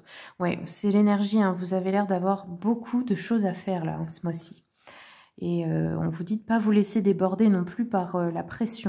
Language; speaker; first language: French; native; French